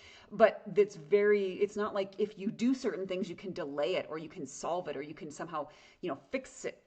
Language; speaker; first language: English; native; English